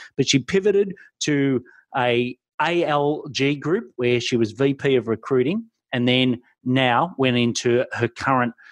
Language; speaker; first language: English; native; English